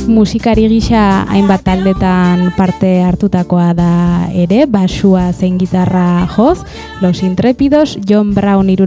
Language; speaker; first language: Basque; native; Basque